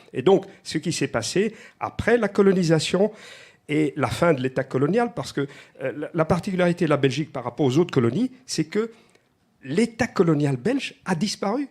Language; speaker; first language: French; native; French